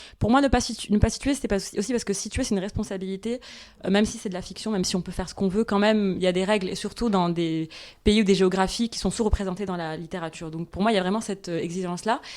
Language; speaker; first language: French; non-native, local second language; Arabic